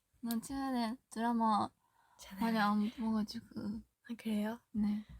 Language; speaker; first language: Korean; non-native, fluent; Japanese